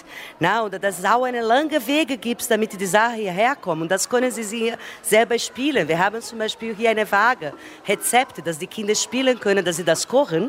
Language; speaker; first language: German; non-native, fluent; Portuguese